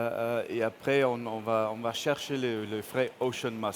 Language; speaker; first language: French; non-native, fluent; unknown